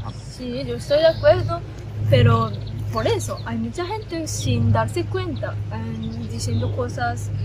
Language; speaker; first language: Spanish; non-native, fluent; Japanese